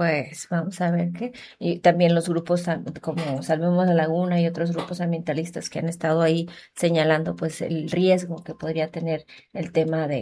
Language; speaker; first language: Spanish; native; Spanish